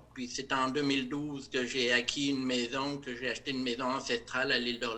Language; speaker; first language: French; native; French